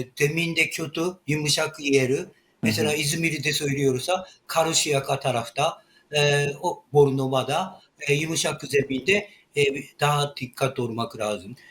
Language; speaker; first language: Turkish; non-native, learner; Japanese